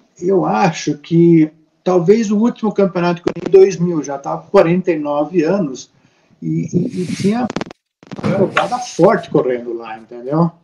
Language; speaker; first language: Portuguese; native; Portuguese